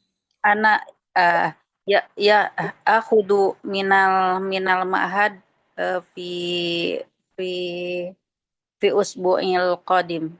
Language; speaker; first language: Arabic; non-native, learner; Indonesian